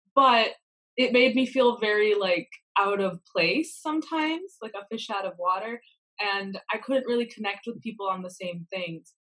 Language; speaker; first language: English; native; English